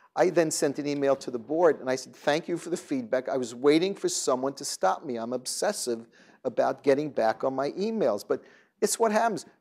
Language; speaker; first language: English; native; English